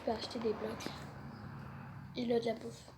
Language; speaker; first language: French; native; French